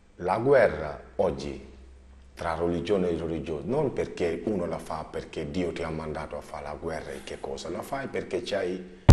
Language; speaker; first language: Italian; non-native, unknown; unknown